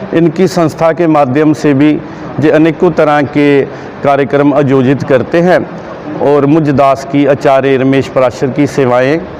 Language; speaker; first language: Hindi; non-native, local second language; Punjabi